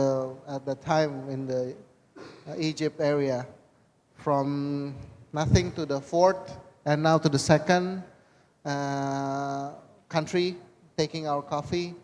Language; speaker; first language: English; non-native, fluent; Indonesian